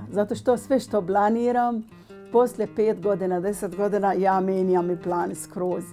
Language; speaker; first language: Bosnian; non-native, learner; Arabic